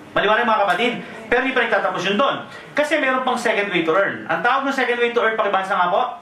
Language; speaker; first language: Filipino; native; Filipino